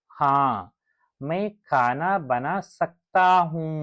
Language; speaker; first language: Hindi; non-native, local second language; Telugu